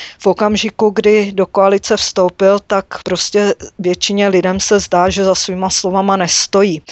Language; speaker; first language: Czech; native; Czech